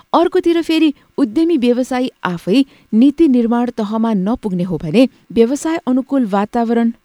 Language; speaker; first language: Nepali; native; Nepali